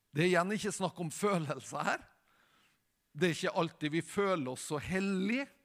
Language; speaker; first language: Norwegian; native; Norwegian